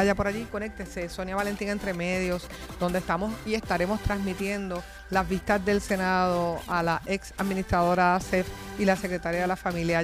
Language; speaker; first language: Spanish; native; Spanish